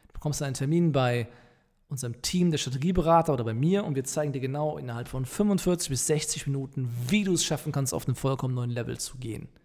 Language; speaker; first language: German; native; German